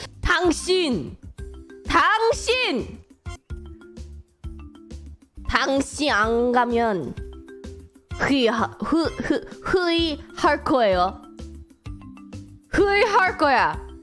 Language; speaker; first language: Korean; non-native, learner; English